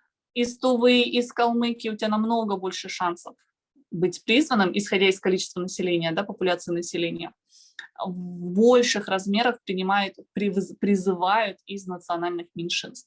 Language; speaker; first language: Russian; native; Russian